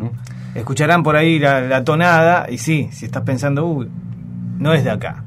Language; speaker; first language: Spanish; native; Spanish